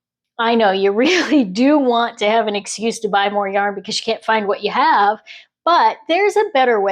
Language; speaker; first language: English; native; English